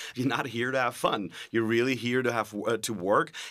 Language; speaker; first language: English; non-native, fluent; German